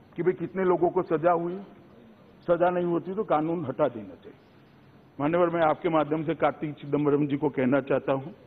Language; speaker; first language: Hindi; non-native, local second language; Gujarati